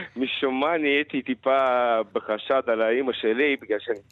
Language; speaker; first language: Hebrew; non-native, fluent; Russian